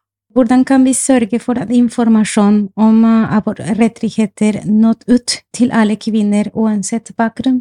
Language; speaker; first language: Norwegian; non-native, fluent; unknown